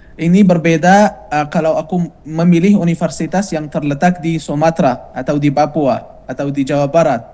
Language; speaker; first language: Indonesian; non-native, fluent; Arabic